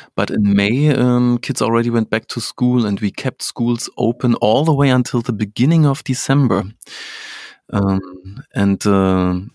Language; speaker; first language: English; non-native, fluent; German